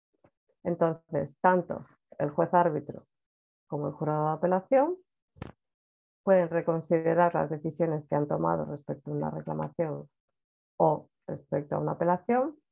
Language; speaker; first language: Spanish; native; Spanish